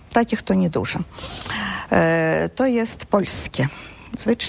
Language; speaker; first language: Polish; early bilingual, heritage; Polish